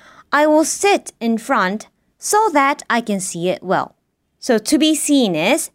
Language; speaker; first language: English; non-native, fluent; Japanese